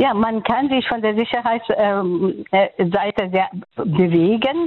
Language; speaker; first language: German; non-native, fluent; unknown